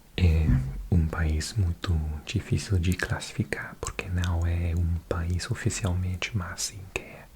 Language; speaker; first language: Portuguese; non-native, fluent; English